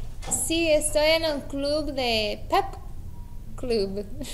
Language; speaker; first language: Spanish; non-native, learner; English